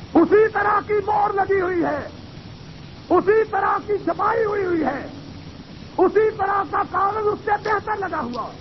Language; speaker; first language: Urdu; non-native, local second language; Punjabi